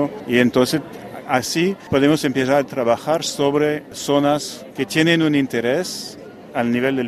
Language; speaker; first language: Spanish; non-native, fluent; French